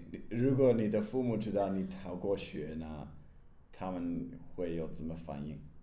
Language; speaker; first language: Chinese; non-native, learner; English